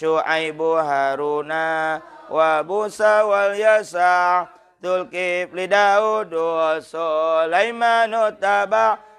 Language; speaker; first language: Arabic; non-native, fluent; Javanese